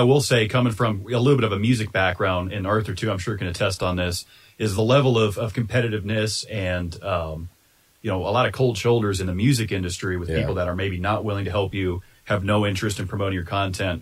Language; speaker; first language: English; native; English